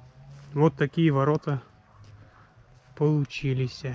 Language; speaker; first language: Russian; native; Russian